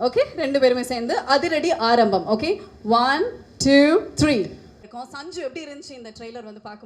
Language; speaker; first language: Tamil; native; Tamil